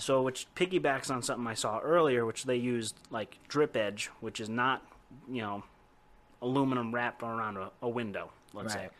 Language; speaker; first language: English; native; English